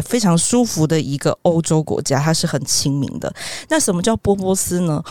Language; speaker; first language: Chinese; native; Chinese